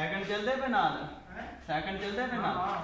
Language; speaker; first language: Urdu; non-native, local second language; Punjabi